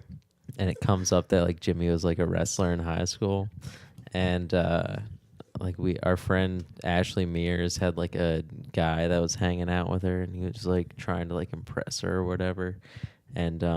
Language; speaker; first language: English; native; English